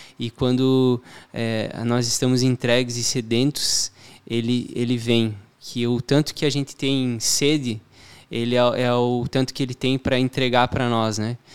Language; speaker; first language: Portuguese; native; Portuguese